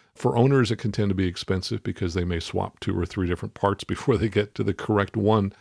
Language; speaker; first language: English; native; English